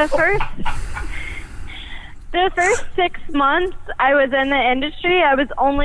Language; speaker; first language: English; native; English